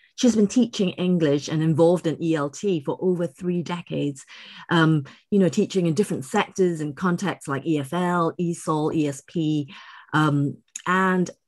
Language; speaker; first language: English; native; English